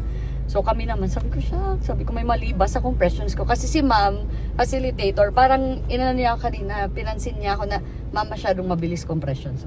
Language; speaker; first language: Filipino; native; Filipino